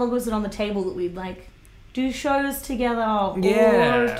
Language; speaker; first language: English; native; English